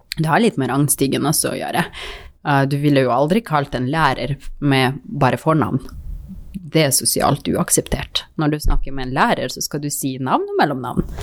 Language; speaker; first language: Norwegian; non-native, fluent; Russian